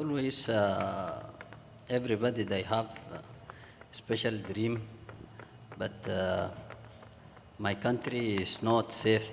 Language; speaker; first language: English; non-native, learner; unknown